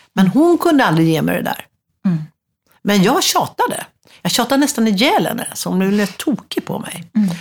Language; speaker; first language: Swedish; native; Swedish